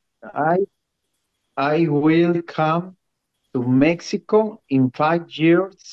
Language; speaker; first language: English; non-native, learner; Spanish